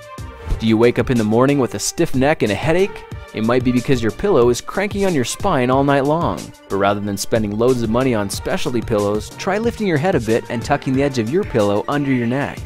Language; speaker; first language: English; native; English